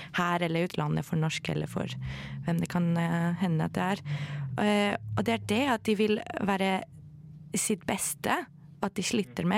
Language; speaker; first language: Norwegian; non-native, fluent; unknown